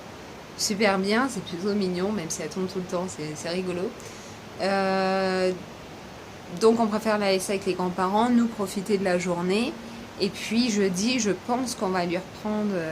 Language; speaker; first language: French; native; French